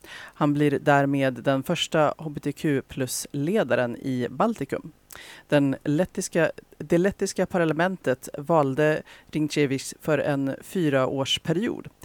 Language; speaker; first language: Swedish; native; Swedish